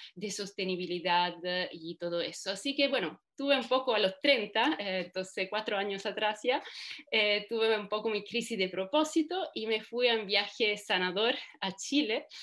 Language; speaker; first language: Spanish; non-native, fluent; Italian